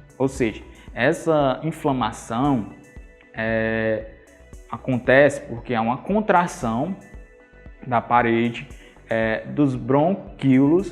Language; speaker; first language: Portuguese; native; Portuguese